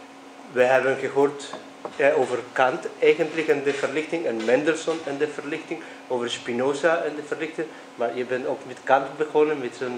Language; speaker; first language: Dutch; non-native, fluent; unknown